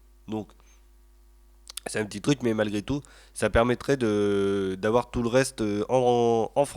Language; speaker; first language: French; native; French